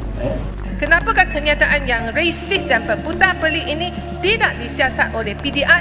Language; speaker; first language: Malay; non-native, local second language; Chinese